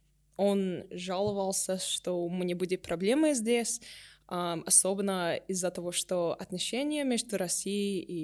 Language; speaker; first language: Russian; non-native, learner; English